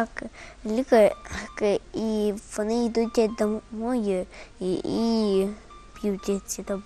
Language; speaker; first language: Ukrainian; non-native, local second language; Russian